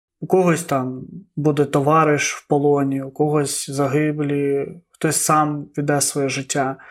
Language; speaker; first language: Ukrainian; non-native, local second language; Russian